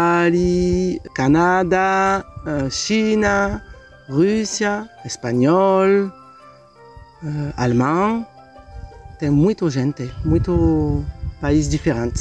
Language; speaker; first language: Portuguese; non-native, learner; French